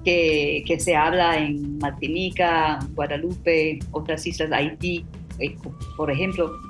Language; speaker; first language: Spanish; non-native, fluent; English